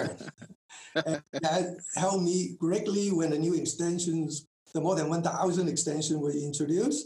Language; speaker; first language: English; non-native, local second language; Cantonese